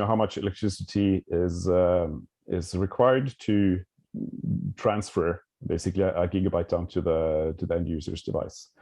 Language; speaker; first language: English; non-native, fluent; Norwegian